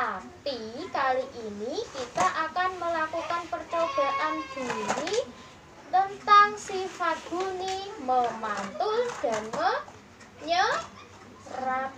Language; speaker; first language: Indonesian; native; Indonesian